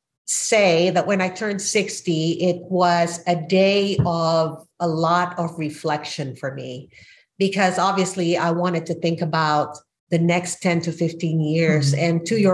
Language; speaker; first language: English; non-native, local second language; Filipino